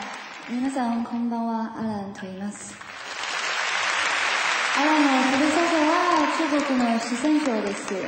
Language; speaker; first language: Japanese; non-native, learner; Chinese